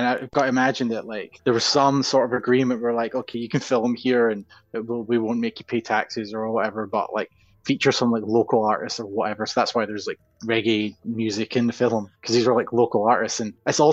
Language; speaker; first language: English; native; English